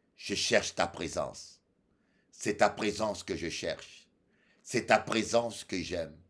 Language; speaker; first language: French; non-native, local second language; Lingala